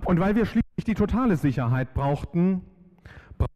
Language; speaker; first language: German; native; German